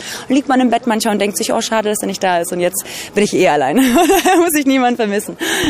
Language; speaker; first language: German; native; German